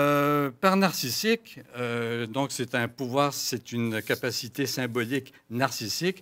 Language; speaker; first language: French; native; French